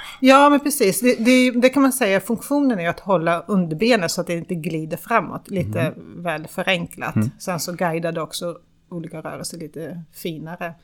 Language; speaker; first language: Swedish; native; Swedish